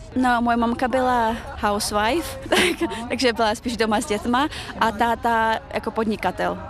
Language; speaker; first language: Czech; early bilingual, other home language; Chechen